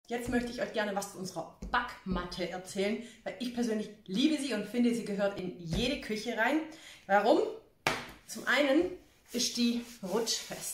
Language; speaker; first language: German; native; German